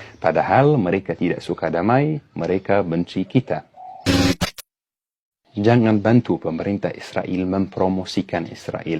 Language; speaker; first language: Indonesian; non-native, fluent; Arabic